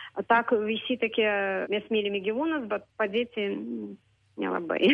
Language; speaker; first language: Lithuanian; non-native, learner; Russian